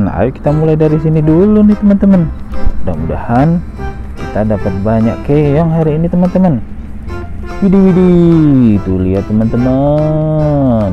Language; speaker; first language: Indonesian; native; Indonesian